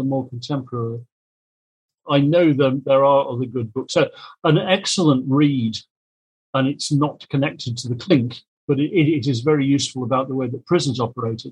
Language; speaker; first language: English; native; English